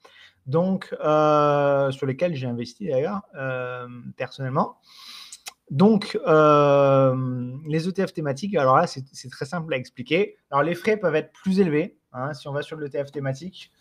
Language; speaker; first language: French; native; French